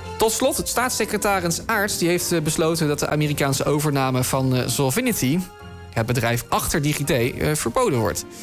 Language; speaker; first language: Dutch; native; Dutch